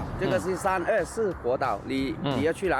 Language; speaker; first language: Chinese; native; Chinese